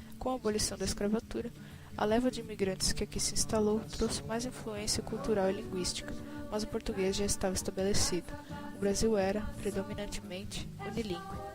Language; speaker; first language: Portuguese; native; Portuguese